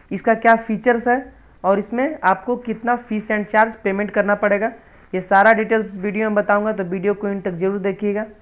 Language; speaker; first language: Hindi; native; Hindi